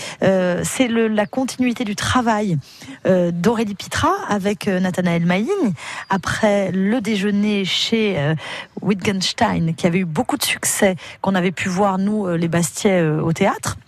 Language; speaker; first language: French; native; French